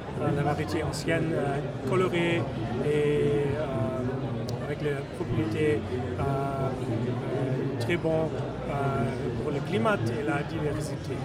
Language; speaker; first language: French; non-native, learner; German